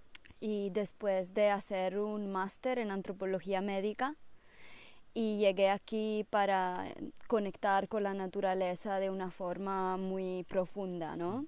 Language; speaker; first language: Spanish; non-native, fluent; Italian